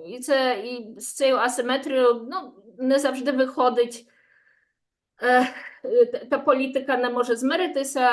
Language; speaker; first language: Ukrainian; non-native, fluent; Polish